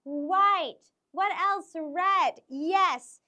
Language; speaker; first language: English; non-native, local second language; Malay